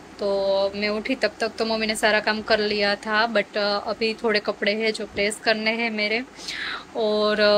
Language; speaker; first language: Hindi; non-native, local second language; Gujarati